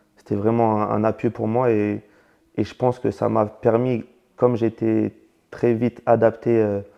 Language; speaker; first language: French; native; French